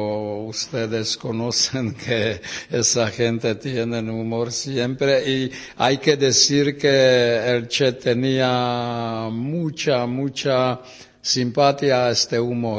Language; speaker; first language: Spanish; non-native, learner; Czech